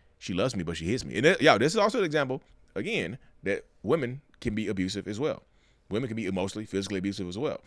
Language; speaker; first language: English; native; English